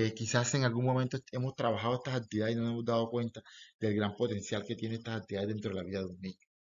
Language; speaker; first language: Spanish; native; Spanish